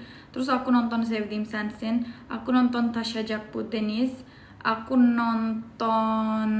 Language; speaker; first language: Indonesian; non-native, fluent; Turkish